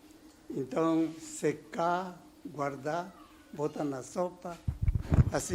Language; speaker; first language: Portuguese; non-native, learner; Japanese